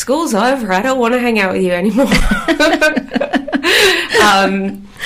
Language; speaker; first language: English; native; English